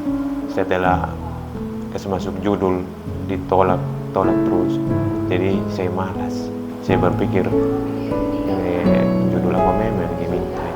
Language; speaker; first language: Indonesian; non-native, local second language; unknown